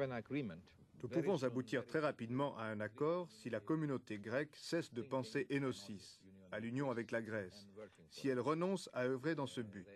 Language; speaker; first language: French; non-native, fluent; Turkish